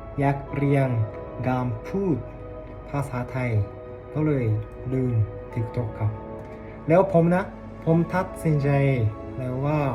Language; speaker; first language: Thai; non-native, learner; Japanese